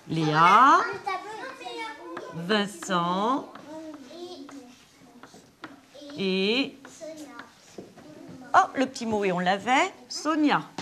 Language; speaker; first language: French; native; French